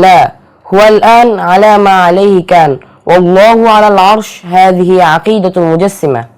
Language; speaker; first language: Arabic; non-native, learner; Bangla